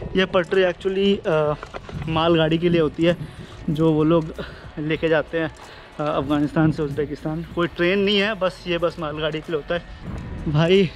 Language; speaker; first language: Hindi; native; Hindi